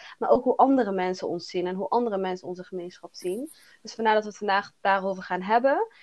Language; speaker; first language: Dutch; early bilingual, other home language; Somali